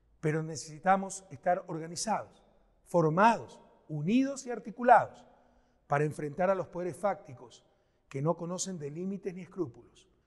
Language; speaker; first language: Spanish; native; Spanish